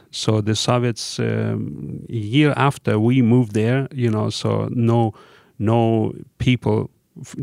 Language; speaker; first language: English; non-native, fluent; Russian